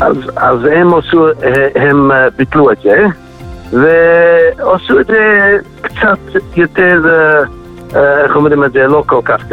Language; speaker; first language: Hebrew; non-native, fluent; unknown